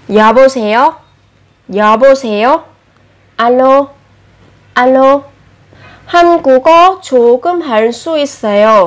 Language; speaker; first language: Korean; non-native, fluent; Vietnamese